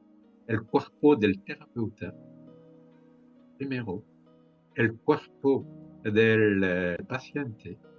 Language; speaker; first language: Spanish; non-native, fluent; French